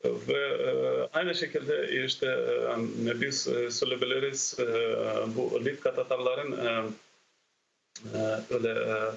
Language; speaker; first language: Turkish; non-native, fluent; Ukrainian